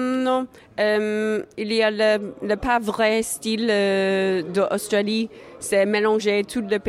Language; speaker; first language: French; non-native, learner; English